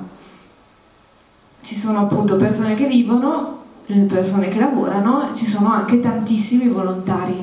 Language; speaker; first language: Italian; native; Italian